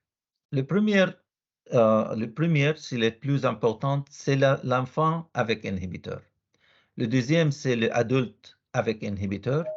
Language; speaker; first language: French; non-native, learner; Arabic